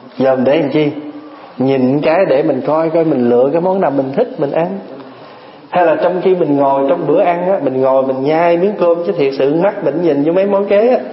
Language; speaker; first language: Vietnamese; early bilingual, other home language; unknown